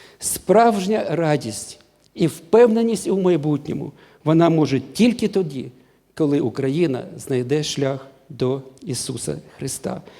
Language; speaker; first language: Ukrainian; non-native, local second language; Russian